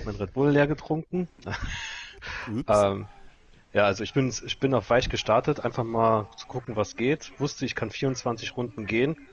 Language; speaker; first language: German; native; German